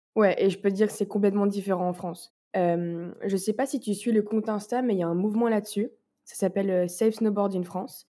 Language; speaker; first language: French; native; French